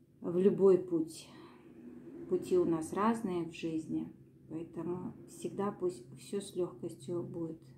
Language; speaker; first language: Russian; native; Russian